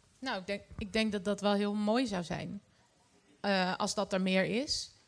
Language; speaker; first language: Dutch; early bilingual, other home language; Arabic